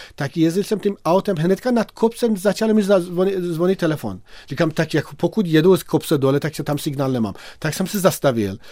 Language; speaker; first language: Czech; non-native, fluent; Persian